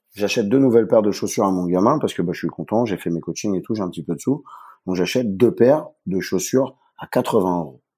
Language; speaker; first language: French; native; French